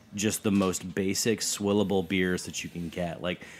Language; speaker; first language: English; native; English